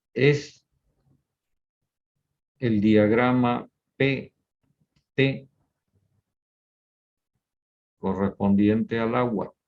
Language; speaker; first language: Spanish; native; Spanish